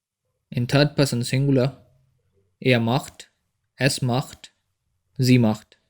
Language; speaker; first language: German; non-native, fluent; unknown